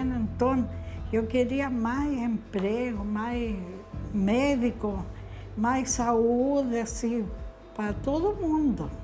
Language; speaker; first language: Portuguese; non-native, fluent; Spanish